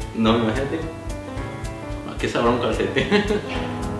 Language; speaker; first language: Spanish; native; Spanish